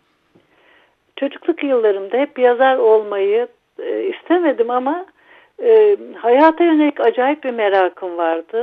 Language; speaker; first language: Turkish; native; Turkish